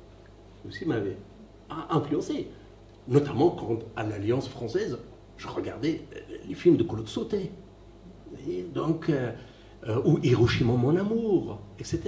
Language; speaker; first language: French; non-native, fluent; Persian